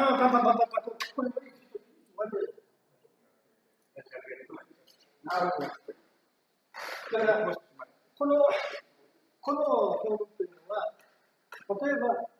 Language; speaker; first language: Japanese; native; Japanese